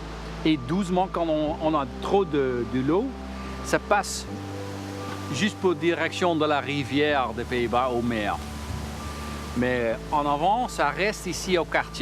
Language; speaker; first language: French; non-native, learner; Dutch